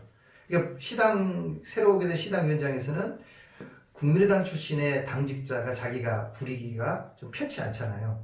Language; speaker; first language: Korean; native; Korean